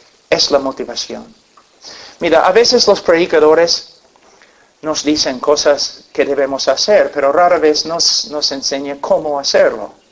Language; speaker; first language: Spanish; non-native, fluent; English